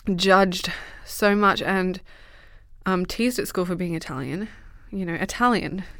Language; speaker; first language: English; native; English